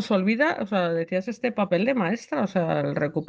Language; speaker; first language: Spanish; native; Spanish